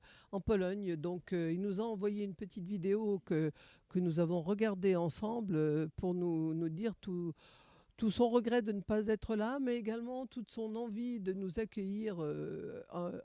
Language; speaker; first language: French; native; French